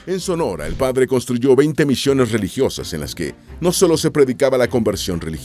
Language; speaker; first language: Spanish; native; Spanish